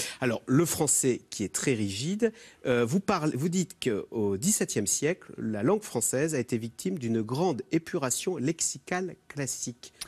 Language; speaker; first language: French; native; French